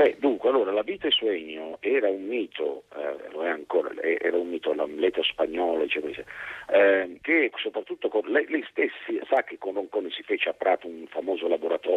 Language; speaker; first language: Italian; native; Italian